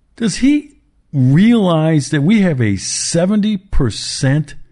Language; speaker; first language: English; native; English